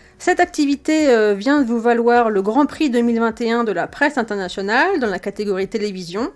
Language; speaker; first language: French; native; French